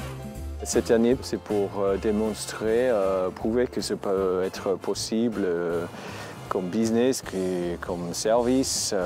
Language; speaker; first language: French; non-native, fluent; English